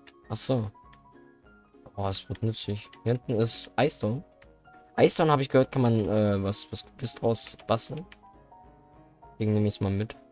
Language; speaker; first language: German; native; German